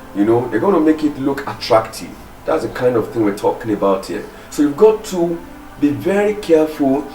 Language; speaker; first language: English; non-native, local second language; Yoruba